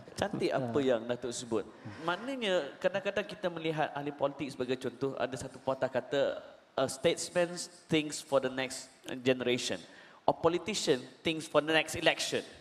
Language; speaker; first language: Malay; native; Malay